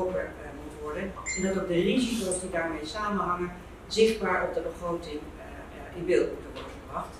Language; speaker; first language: Dutch; non-native, local second language; Papiamento